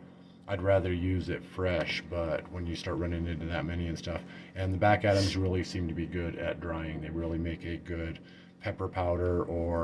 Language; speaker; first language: English; native; English